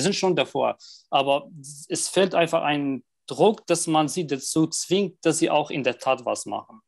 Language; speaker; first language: German; non-native, fluent; Arabic